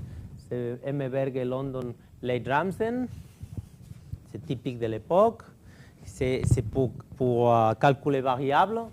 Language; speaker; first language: French; non-native, fluent; Catalan